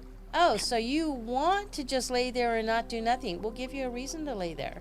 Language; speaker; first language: English; native; English